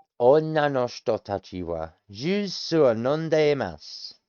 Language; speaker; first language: Japanese; non-native, learner; English